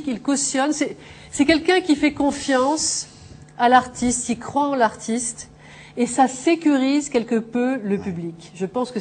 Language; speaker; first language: French; native; French